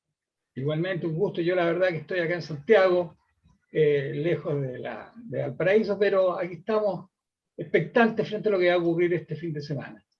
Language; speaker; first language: Spanish; native; Spanish